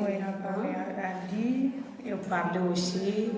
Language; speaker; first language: French; non-native, learner; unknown